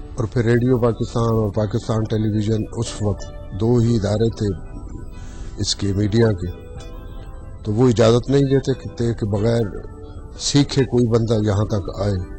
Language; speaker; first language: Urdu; non-native, local second language; Saraiki